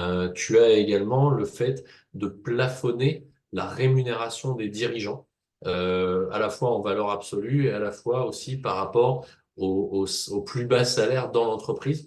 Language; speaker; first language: French; native; French